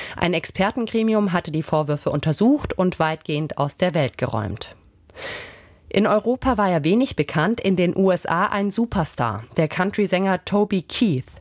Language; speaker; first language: German; native; German